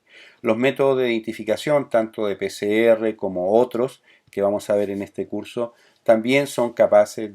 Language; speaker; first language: Spanish; native; Spanish